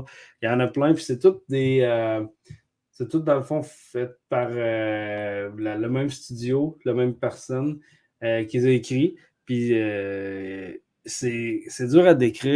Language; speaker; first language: French; native; French